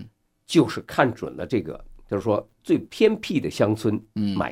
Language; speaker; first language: Chinese; native; Chinese